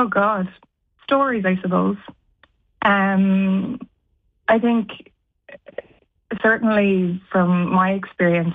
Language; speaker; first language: English; native; English